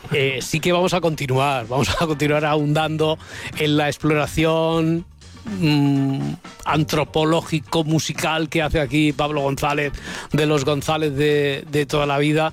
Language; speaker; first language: Spanish; native; Spanish